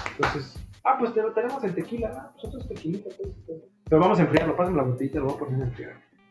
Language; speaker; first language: Spanish; native; Spanish